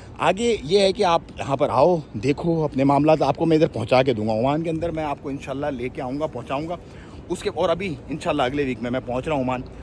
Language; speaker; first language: Urdu; non-native, local second language; Punjabi